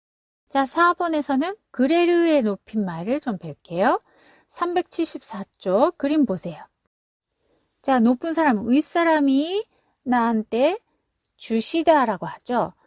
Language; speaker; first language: Korean; non-native, fluent; Japanese